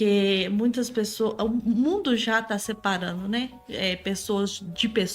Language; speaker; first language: Portuguese; native; Portuguese